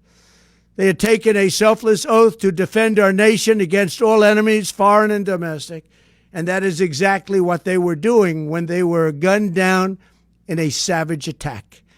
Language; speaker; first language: English; native; English